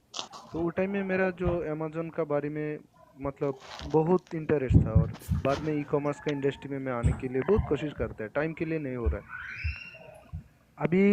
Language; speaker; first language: Hindi; non-native, learner; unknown